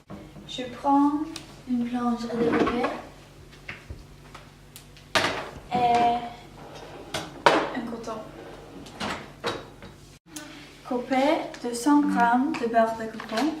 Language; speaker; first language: French; non-native, learner; Swedish